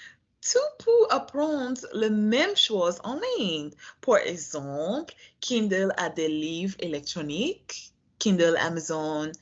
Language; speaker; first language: French; non-native, learner; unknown